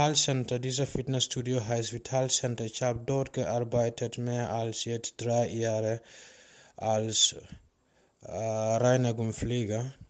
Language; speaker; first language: German; non-native, learner; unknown